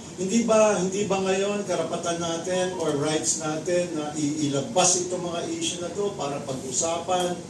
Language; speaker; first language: Filipino; native; Filipino